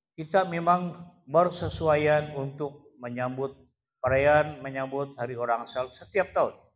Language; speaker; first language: Malay; non-native, local second language; Central Dusun